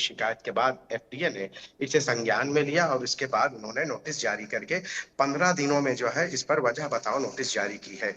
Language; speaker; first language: Hindi; native; Hindi